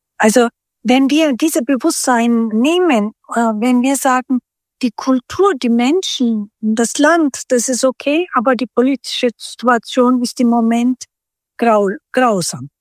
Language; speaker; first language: German; early bilingual, other home language; Turkish